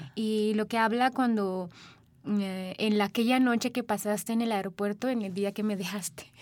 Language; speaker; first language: Spanish; non-native, fluent; Sinhala